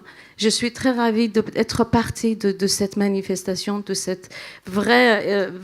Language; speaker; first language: French; non-native, fluent; Central Kurdish